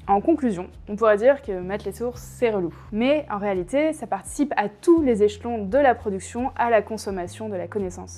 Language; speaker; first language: French; native; French